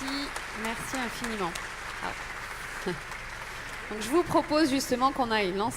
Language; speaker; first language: French; native; French